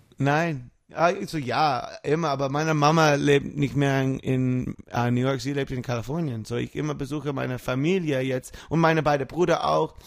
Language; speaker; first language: German; non-native, learner; English